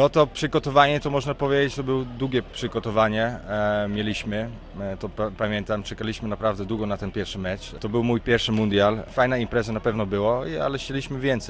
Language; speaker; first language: Polish; early bilingual, heritage; Polish